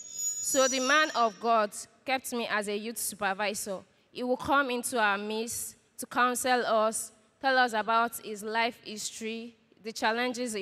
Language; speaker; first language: English; non-native, local second language; Yoruba